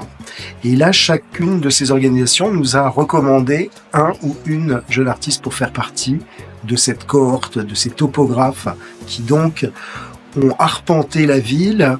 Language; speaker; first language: French; native; French